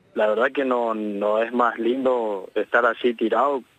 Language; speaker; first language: Spanish; native; Spanish